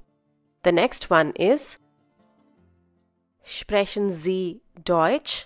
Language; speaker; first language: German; non-native, fluent; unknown